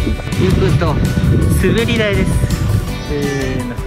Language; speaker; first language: Japanese; native; Japanese